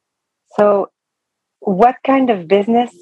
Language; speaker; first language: English; non-native, fluent; French